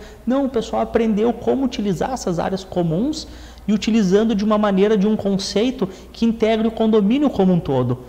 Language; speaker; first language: Portuguese; native; Portuguese